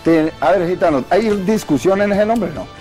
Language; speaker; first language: Spanish; native; Spanish